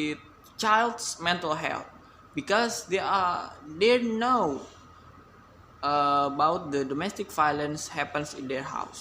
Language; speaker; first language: English; non-native, learner; Indonesian